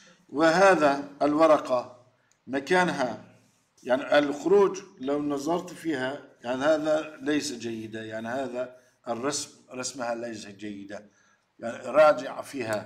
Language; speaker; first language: Arabic; non-native, learner; Turkish